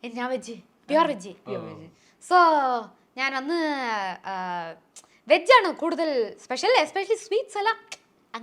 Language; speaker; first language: Malayalam; non-native, local second language; Tamil